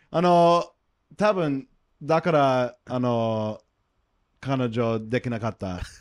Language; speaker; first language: Japanese; non-native, learner; English